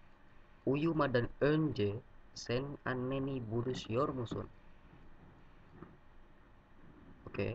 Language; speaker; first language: Turkish; non-native, learner; Indonesian